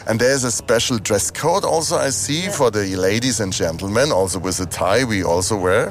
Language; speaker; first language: English; non-native, fluent; German